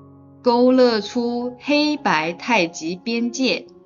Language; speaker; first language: Chinese; native; Chinese